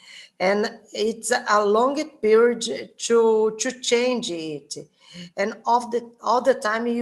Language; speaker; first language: English; non-native, learner; Portuguese